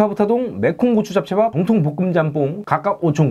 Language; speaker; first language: Korean; native; Korean